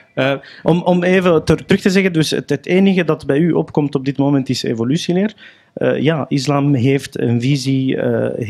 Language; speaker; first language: Dutch; early bilingual, other home language; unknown